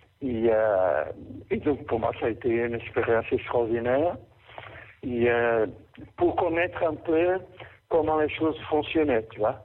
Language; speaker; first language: French; non-native, fluent; Portuguese